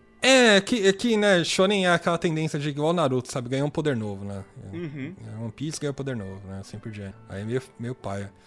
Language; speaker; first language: Portuguese; native; Portuguese